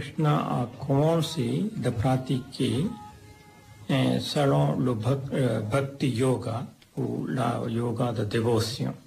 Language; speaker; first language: French; non-native, fluent; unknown